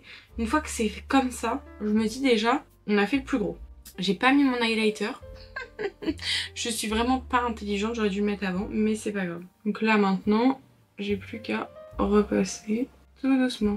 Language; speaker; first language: French; native; French